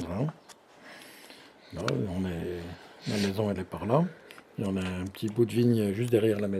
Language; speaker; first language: French; native; French